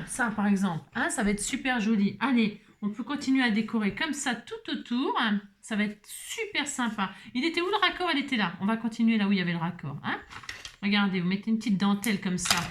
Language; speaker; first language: French; native; French